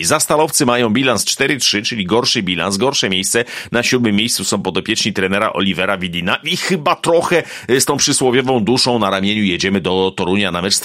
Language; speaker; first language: Polish; native; Polish